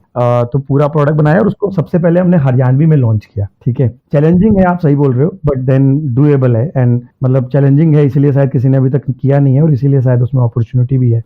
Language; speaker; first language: Hindi; native; Hindi